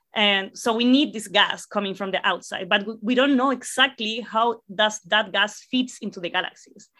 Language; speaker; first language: English; non-native, fluent; Spanish